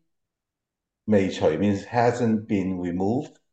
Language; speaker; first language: English; early bilingual, other home language; Cantonese